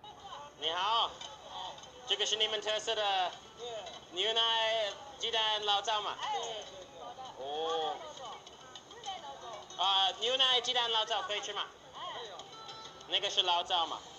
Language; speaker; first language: Chinese; non-native, learner; English